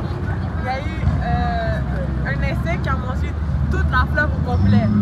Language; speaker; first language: French; native; French